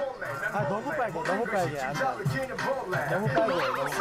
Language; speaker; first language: Korean; native; Korean